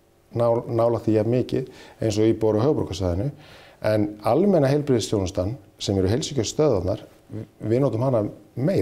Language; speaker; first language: Icelandic; native; Icelandic